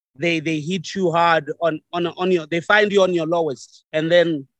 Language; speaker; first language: English; non-native, local second language; Venda